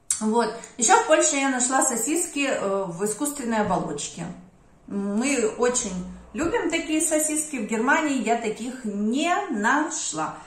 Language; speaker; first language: Russian; native; Russian